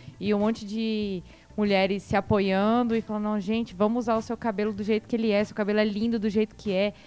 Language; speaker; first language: Portuguese; native; Portuguese